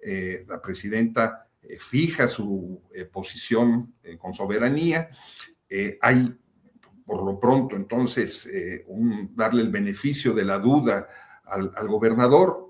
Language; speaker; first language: Spanish; native; Spanish